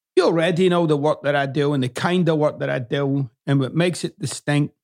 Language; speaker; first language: English; native; English